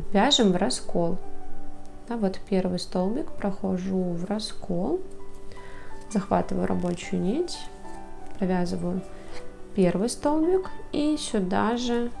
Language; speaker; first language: Russian; native; Russian